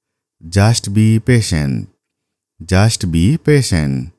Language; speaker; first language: English; non-native, fluent; Nepali